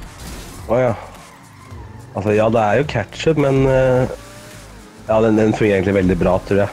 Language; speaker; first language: Norwegian; native; Norwegian